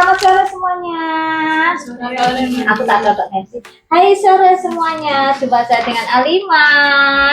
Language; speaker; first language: Indonesian; non-native, local second language; Javanese